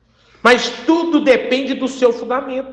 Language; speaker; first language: Portuguese; native; Portuguese